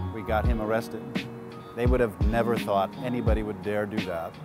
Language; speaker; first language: English; native; English